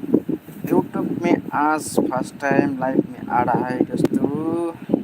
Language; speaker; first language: Hindi; non-native, local second language; Bodo